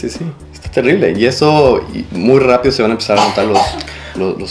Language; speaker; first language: Spanish; native; Spanish